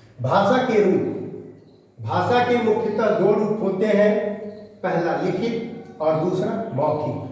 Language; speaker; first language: Hindi; native; Hindi